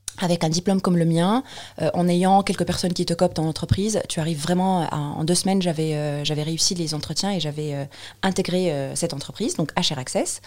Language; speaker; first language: French; non-native, local second language; Arabic